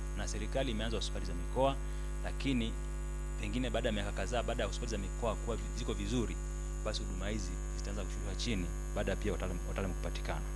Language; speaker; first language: Swahili; native; Swahili